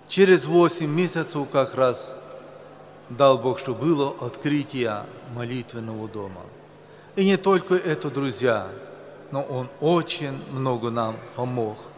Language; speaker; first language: Russian; non-native, local second language; Romany